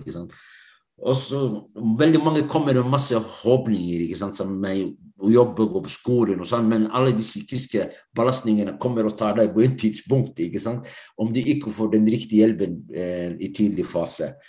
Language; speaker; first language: Norwegian; non-native, fluent; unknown